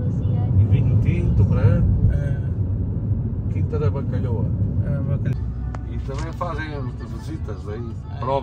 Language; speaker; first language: Portuguese; native; Portuguese